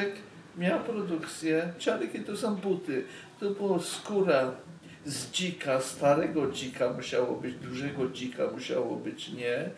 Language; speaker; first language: Polish; early bilingual, heritage; Polish